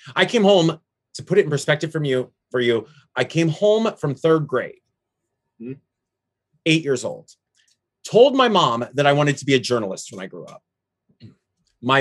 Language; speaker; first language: English; native; English